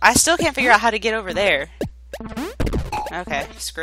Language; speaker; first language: English; native; English